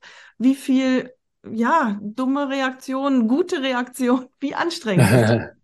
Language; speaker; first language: German; native; German